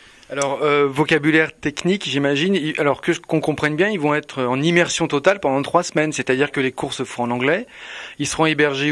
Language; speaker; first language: French; native; French